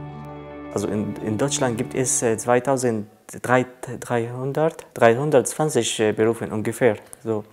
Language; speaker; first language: German; non-native, learner; Arabic